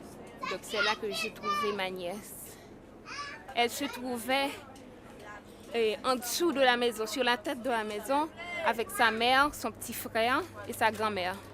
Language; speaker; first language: French; non-native, local second language; Haitian Creole